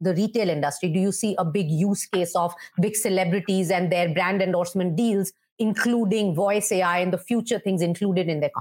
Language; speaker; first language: English; non-native, local second language; Hindi